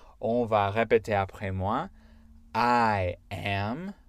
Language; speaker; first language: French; non-native, fluent; English